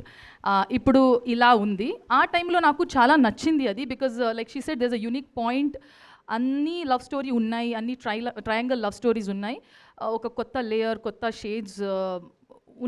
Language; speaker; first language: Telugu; non-native, local second language; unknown